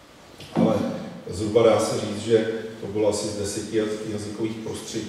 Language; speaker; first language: Czech; native; Czech